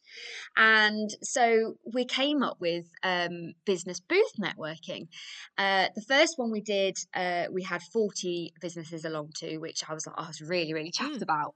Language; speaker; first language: English; native; English